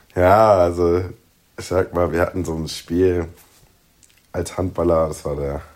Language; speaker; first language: German; native; German